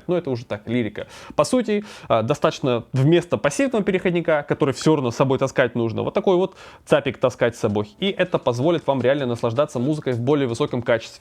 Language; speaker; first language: Russian; native; Russian